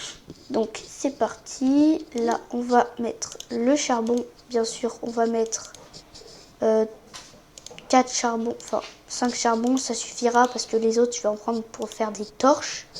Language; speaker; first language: French; native; French